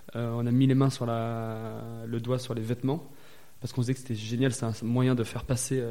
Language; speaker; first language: French; native; French